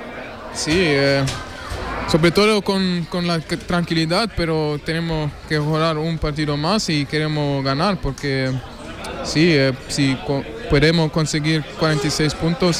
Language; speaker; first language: Spanish; non-native, learner; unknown